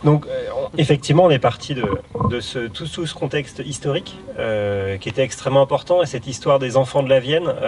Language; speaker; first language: French; native; French